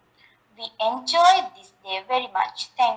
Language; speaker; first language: English; non-native, learner; Sinhala